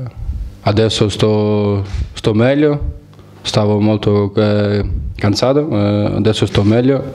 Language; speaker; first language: Italian; non-native, fluent; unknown